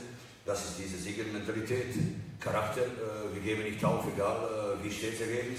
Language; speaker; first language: German; non-native, fluent; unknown